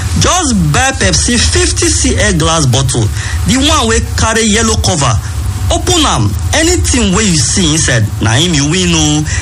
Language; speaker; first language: Nigerian Pidgin; native; Nigerian Pidgin